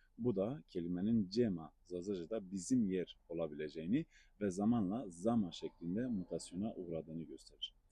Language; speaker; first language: Turkish; non-native, local second language; Zaza